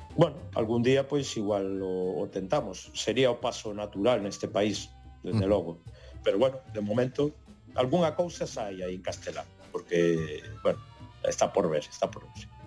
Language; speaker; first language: Galician; native; Galician